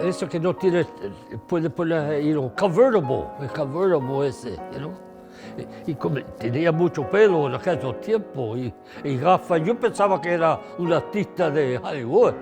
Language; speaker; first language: Spanish; early bilingual, heritage; English